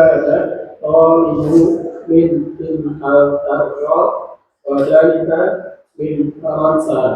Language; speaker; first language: Arabic; non-native, learner; Indonesian